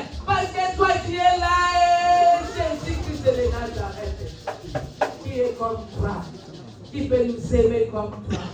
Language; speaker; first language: French; non-native, local second language; Lingala